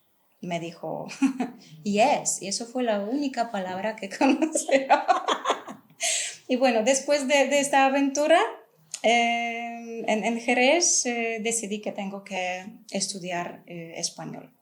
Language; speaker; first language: Spanish; non-native, fluent; Polish